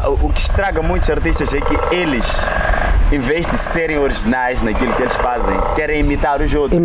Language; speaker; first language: Portuguese; non-native, local second language; Tsonga